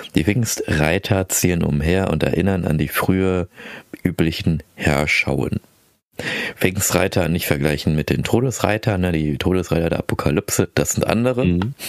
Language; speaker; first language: German; early bilingual, other home language; Filipino